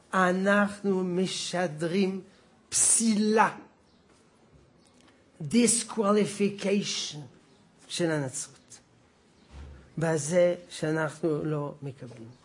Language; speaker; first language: Hebrew; non-native, fluent; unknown